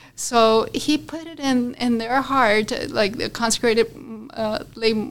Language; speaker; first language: English; non-native, fluent; Spanish